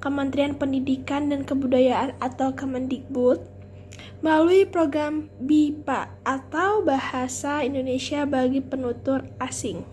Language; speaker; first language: Indonesian; native; Indonesian